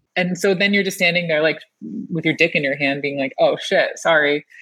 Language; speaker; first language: English; early bilingual, other home language; Persian